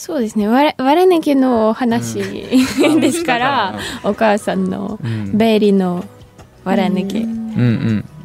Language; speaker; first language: Japanese; non-native, fluent; Ukrainian